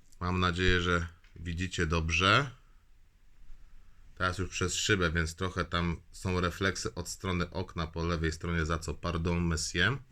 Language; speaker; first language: Polish; native; Polish